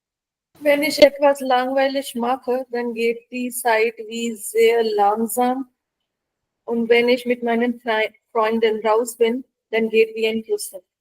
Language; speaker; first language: German; non-native, learner; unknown